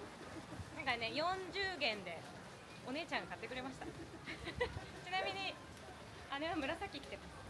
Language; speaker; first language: Japanese; native; Japanese